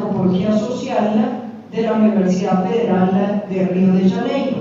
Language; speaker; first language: Spanish; native; Spanish